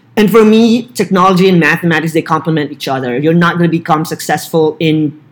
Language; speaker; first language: English; non-native, local second language; Filipino